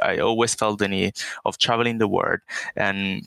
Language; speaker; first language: English; non-native, fluent; Italian